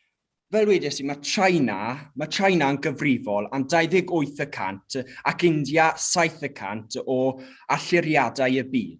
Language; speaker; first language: Welsh; native; Welsh